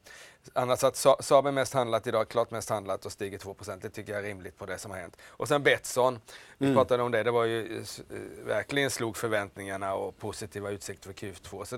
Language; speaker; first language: Swedish; native; Swedish